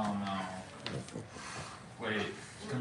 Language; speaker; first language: English; native; English